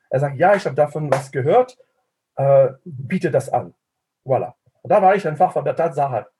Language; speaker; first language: German; non-native, fluent; French